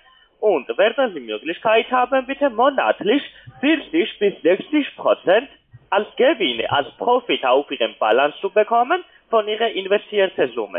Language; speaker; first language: German; non-native, learner; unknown